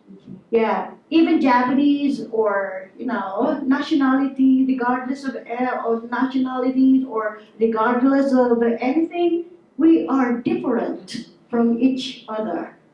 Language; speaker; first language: English; non-native, local second language; Filipino